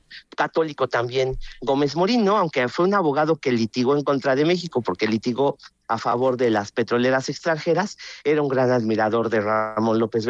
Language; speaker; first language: Spanish; native; Spanish